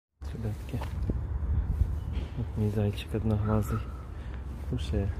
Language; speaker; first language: Russian; native; Russian